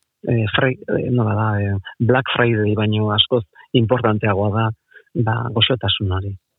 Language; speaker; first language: Basque; non-native, local second language; Spanish